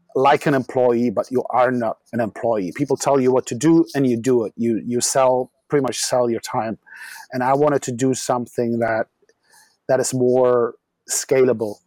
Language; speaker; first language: English; non-native, fluent; German